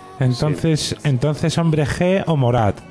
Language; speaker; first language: Spanish; native; Spanish